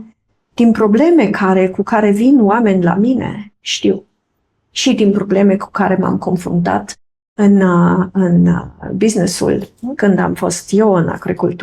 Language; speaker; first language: Romanian; non-native, fluent; German